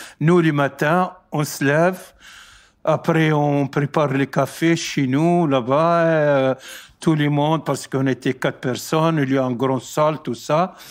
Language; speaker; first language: French; non-native, learner; Arabic